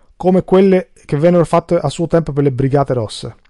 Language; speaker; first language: Italian; early bilingual, other home language; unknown